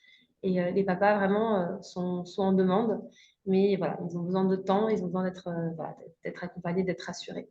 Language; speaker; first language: French; native; French